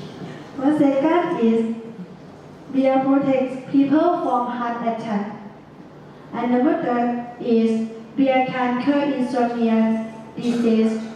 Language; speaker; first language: English; non-native, learner; Thai